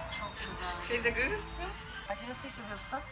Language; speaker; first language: Turkish; native; Turkish